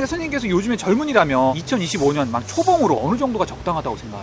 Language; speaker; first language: Korean; native; Korean